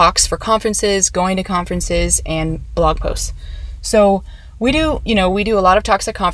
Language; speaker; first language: English; native; English